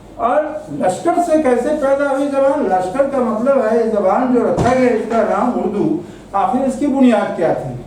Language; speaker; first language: Urdu; native; Urdu